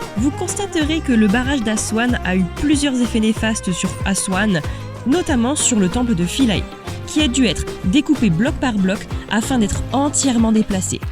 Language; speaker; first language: French; native; French